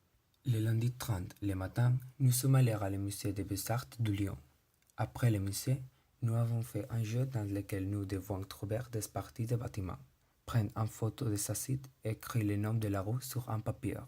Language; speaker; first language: French; non-native, learner; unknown